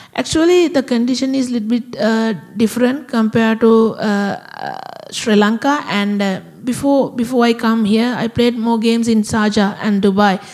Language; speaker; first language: English; non-native, local second language; Sinhala